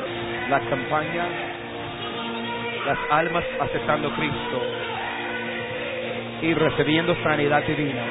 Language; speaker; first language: Spanish; non-native, fluent; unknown